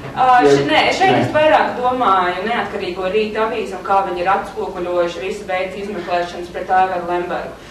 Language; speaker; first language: Latvian; native; Latvian